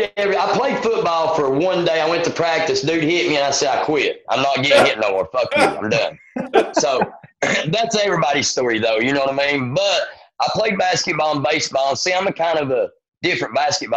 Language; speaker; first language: English; native; English